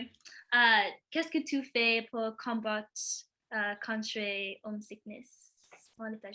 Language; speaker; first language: French; non-native, learner; English